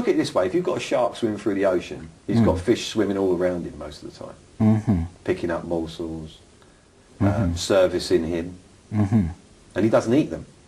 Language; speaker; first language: English; native; English